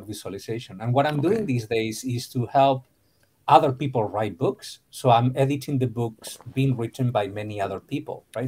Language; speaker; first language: English; non-native, fluent; Spanish